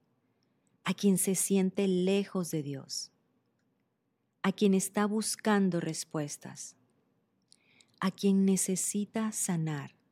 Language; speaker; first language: Spanish; native; Spanish